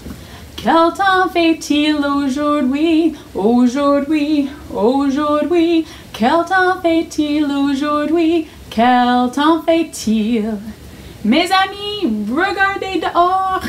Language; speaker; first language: French; non-native, fluent; English